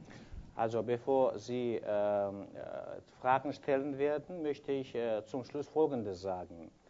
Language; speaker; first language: German; non-native, fluent; Kyrgyz